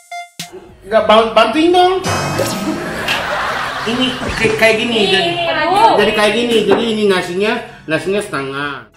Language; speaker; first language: Indonesian; non-native, fluent; Japanese